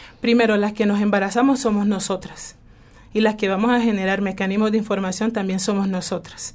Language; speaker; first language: Spanish; native; Spanish